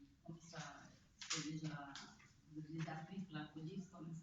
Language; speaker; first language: French; non-native, learner; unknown